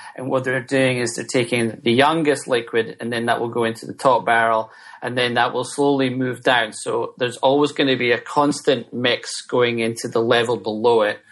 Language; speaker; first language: English; native; English